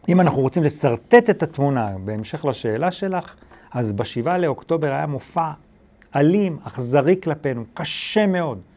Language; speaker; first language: Hebrew; native; Hebrew